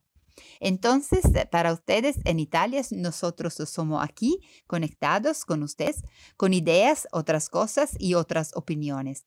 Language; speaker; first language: Spanish; non-native, learner; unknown